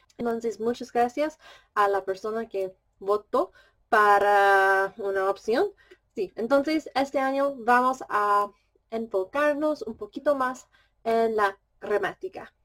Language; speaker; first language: Spanish; non-native, fluent; English